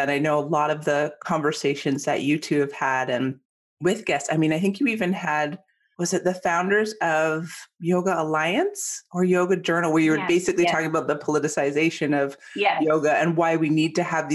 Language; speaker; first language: English; native; English